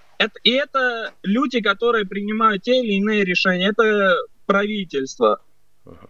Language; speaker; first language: Russian; early bilingual, other home language; Armenian